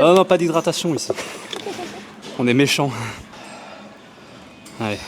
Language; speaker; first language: French; native; French